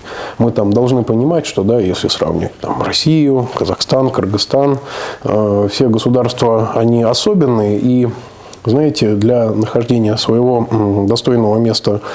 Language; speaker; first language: Russian; native; Russian